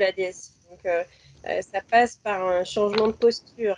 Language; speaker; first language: French; native; French